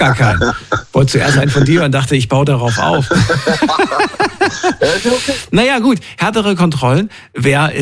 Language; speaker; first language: German; native; German